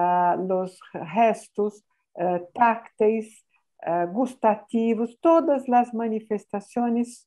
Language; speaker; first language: Spanish; non-native, fluent; Portuguese